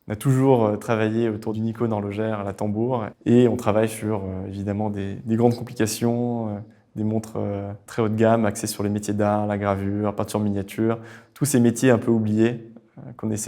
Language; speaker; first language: French; native; French